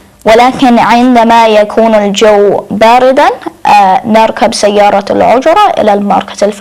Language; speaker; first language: Arabic; non-native, learner; English